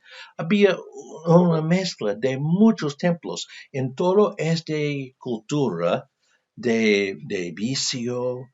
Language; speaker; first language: Spanish; non-native, fluent; English